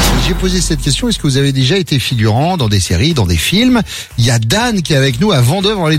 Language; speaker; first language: French; native; French